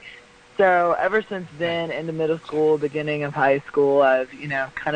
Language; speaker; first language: English; native; English